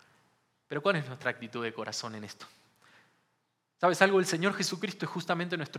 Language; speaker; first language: Spanish; native; Spanish